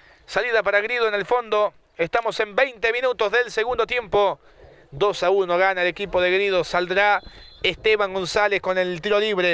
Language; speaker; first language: Spanish; native; Spanish